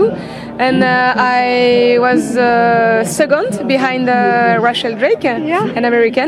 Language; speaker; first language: English; non-native, learner; French